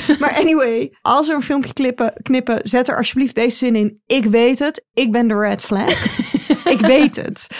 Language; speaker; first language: Dutch; native; Dutch